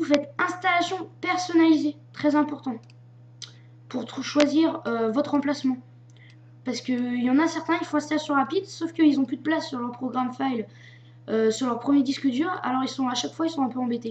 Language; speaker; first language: French; native; French